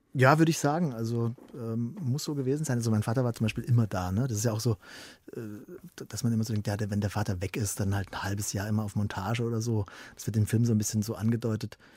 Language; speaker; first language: German; native; German